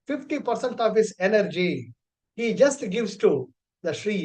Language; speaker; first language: English; non-native, local second language; Tamil